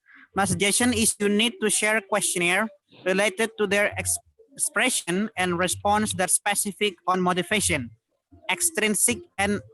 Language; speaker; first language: English; non-native, local second language; Indonesian